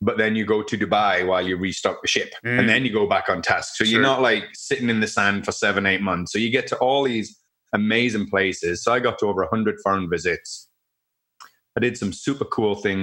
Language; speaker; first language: English; native; English